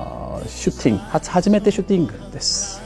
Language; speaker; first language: Japanese; non-native, fluent; Korean